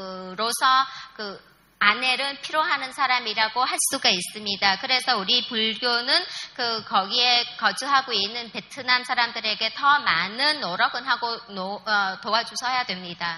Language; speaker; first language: Korean; non-native, fluent; Vietnamese